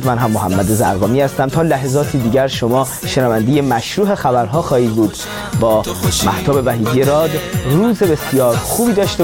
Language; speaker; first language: Persian; native; Persian